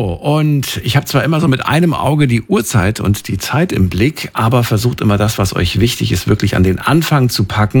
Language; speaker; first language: German; native; German